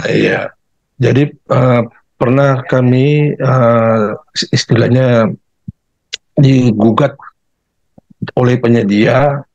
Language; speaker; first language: Indonesian; native; Indonesian